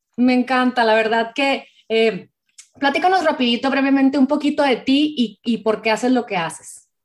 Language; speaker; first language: Spanish; native; Spanish